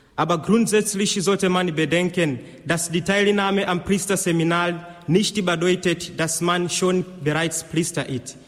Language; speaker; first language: German; non-native, fluent; Swahili